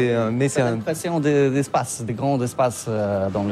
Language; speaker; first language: French; non-native, learner; Polish